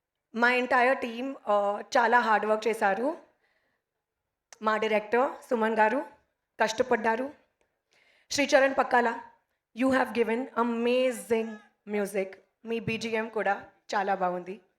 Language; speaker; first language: Telugu; non-native, learner; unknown